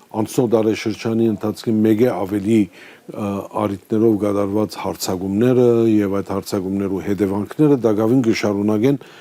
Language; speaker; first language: Armenian; early bilingual, heritage; Armenian